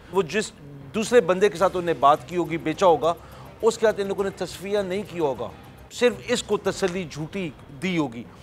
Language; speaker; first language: Urdu; non-native, local second language; Punjabi